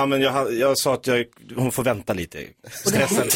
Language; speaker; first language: Swedish; native; Swedish